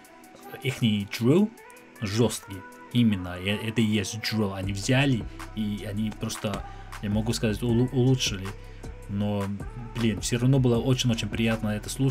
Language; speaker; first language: Russian; non-native, fluent; English